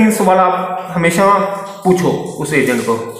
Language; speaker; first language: Hindi; native; Hindi